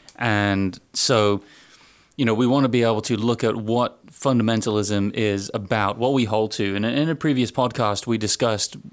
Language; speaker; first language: English; native; English